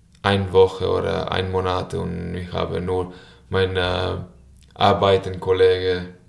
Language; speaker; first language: German; non-native, learner; Spanish